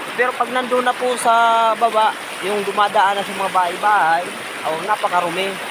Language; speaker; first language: Filipino; non-native, local second language; Bikol